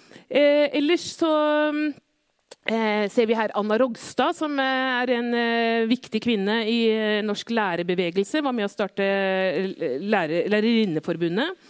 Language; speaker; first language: Norwegian; native; Norwegian